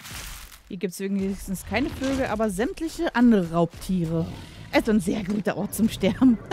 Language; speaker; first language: German; native; German